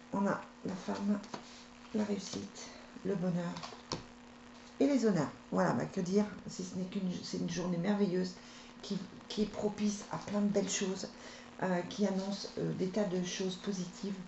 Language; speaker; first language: French; native; French